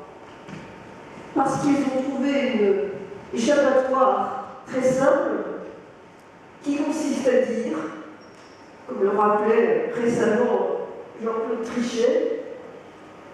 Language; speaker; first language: French; native; French